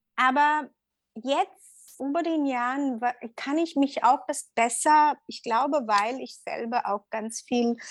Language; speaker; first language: German; non-native, learner; Tamil